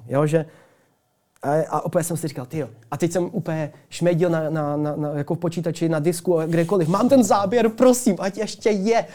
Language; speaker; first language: Czech; early bilingual, other home language; Ukrainian